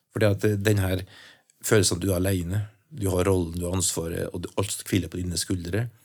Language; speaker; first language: Norwegian; native; Norwegian